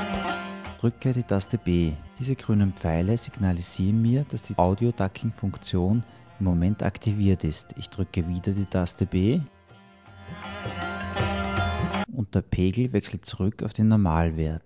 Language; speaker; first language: German; native; German